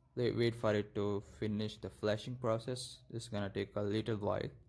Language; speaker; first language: English; non-native, local second language; Urdu